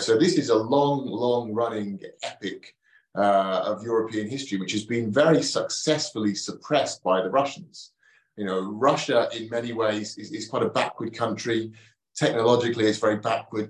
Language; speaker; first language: English; native; English